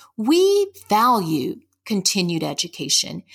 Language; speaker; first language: English; native; English